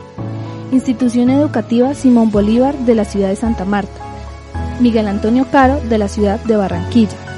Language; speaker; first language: Spanish; native; Spanish